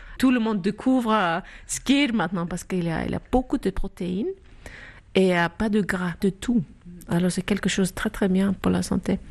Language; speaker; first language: French; non-native, fluent; Icelandic